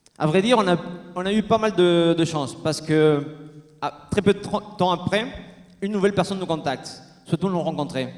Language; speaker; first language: French; non-native, fluent; Spanish